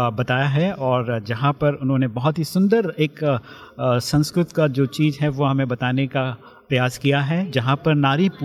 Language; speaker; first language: Hindi; native; Hindi